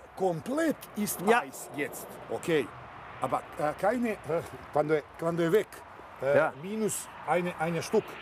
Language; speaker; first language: German; non-native, learner; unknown